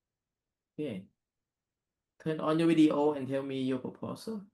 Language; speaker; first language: English; non-native, learner; Thai